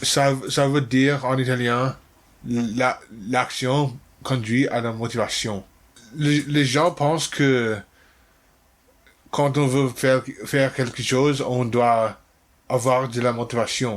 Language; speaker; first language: French; non-native, learner; English